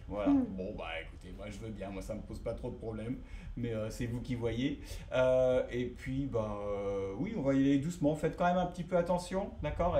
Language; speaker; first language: French; native; French